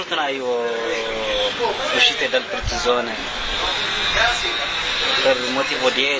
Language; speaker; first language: Italian; non-native, learner; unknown